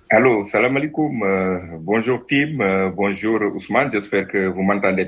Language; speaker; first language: French; non-native, local second language; Wolof